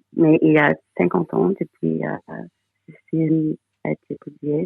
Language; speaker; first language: French; non-native, fluent; English